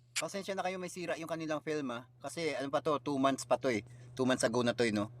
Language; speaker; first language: Filipino; native; Filipino